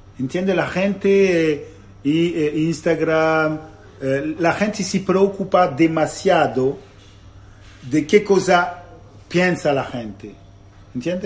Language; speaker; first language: Spanish; non-native, learner; Italian